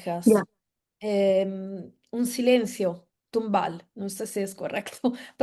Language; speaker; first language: Spanish; non-native, fluent; Italian